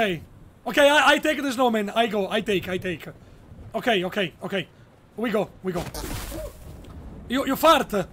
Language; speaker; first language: English; non-native, learner; Italian